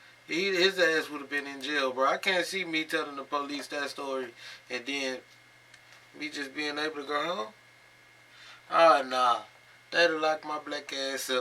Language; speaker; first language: English; native; English